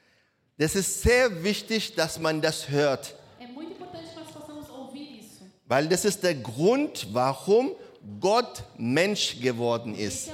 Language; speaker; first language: German; non-native, learner; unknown